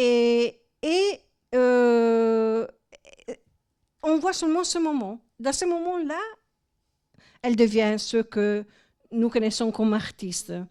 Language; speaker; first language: French; non-native, fluent; Italian